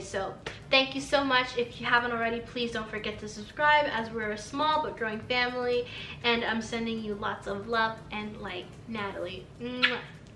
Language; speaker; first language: English; early bilingual, other home language; Spanish